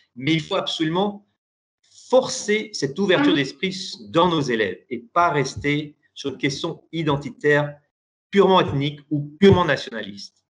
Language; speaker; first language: French; non-native, local second language; Persian